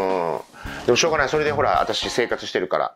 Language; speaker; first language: Japanese; native; Japanese